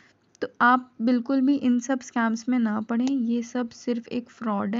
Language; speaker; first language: Hindi; native; Hindi